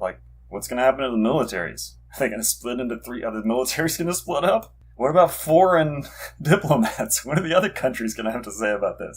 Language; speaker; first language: English; native; English